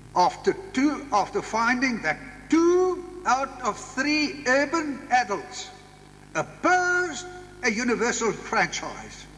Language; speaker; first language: English; non-native, local second language; Afrikaans